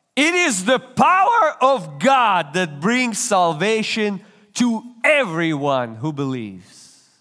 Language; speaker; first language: English; non-native, fluent; Russian